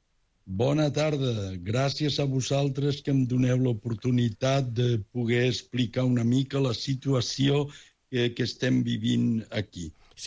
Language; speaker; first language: Catalan; non-native, local second language; Spanish